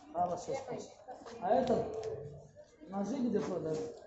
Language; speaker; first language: Russian; non-native, fluent; Tajik